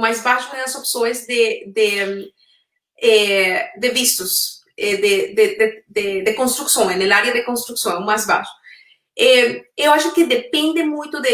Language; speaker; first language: Portuguese; non-native, fluent; Spanish